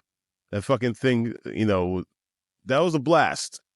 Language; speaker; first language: English; native; English